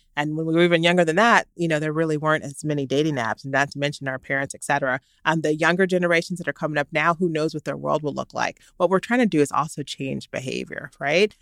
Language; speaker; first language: English; native; English